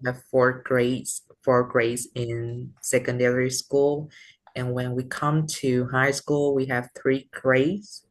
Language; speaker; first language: English; non-native, learner; Vietnamese